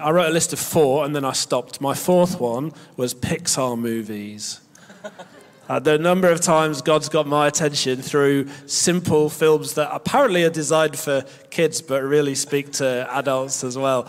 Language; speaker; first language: English; native; English